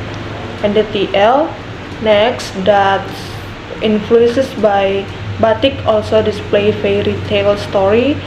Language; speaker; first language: English; non-native, learner; Indonesian